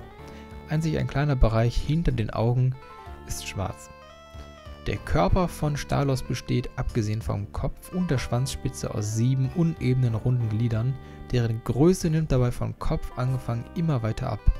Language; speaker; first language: German; native; German